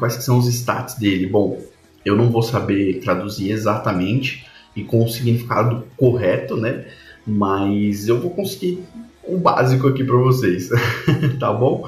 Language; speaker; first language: Portuguese; native; Portuguese